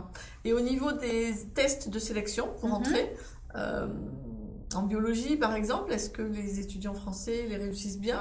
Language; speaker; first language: French; native; French